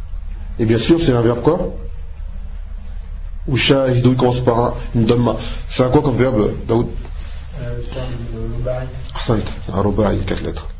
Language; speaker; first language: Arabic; non-native, fluent; French